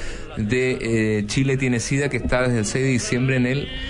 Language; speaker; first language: Spanish; native; Spanish